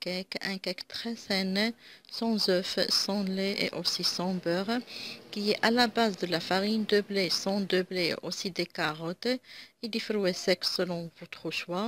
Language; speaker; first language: French; non-native, local second language; Arabic